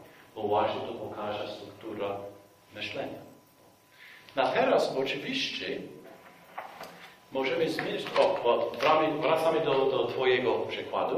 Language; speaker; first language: Polish; non-native, fluent; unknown